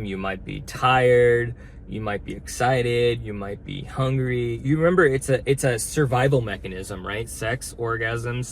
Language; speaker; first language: English; native; English